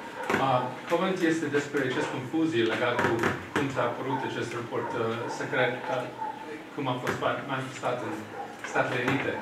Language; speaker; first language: Romanian; non-native, fluent; English